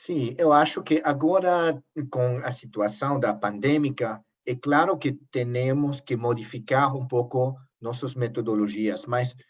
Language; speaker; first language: Portuguese; non-native, learner; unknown